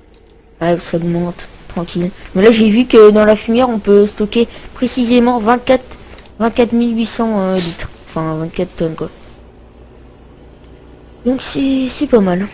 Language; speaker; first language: French; native; French